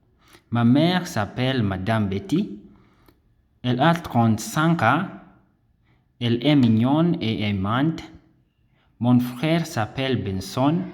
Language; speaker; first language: French; non-native, learner; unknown